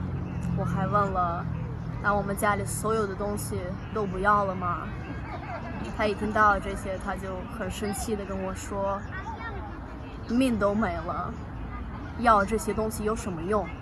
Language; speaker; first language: Chinese; non-native, fluent; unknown